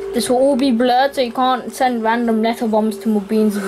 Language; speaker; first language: English; native; English